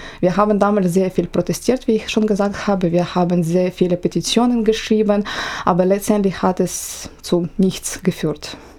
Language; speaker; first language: German; non-native, fluent; Ukrainian